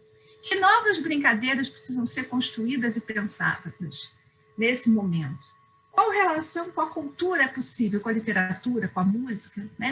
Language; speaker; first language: Portuguese; native; Portuguese